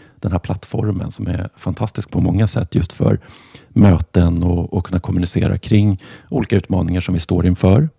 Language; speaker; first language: Swedish; native; Swedish